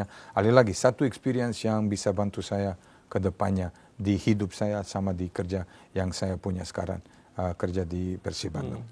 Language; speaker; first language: Indonesian; non-native, fluent; Serbian